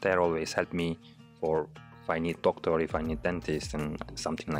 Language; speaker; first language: English; non-native, learner; Turkish